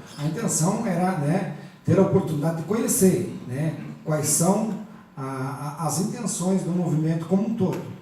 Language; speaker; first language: Portuguese; native; Portuguese